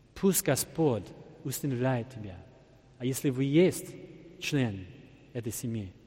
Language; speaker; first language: Russian; non-native, fluent; English